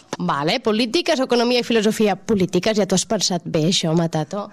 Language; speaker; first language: Catalan; native; Catalan